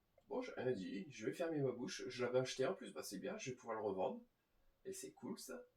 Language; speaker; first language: French; native; French